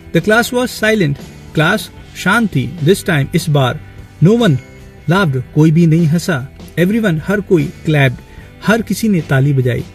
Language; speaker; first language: Hindi; native; Hindi